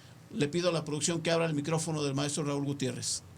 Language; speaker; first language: Spanish; native; Spanish